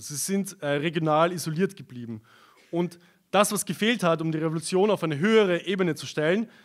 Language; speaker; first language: German; native; German